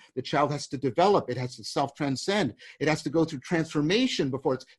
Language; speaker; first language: English; native; English